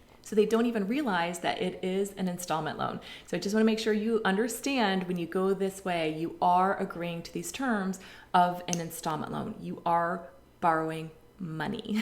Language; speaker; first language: English; native; English